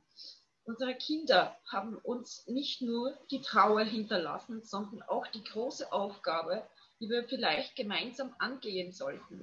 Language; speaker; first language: German; non-native, fluent; Polish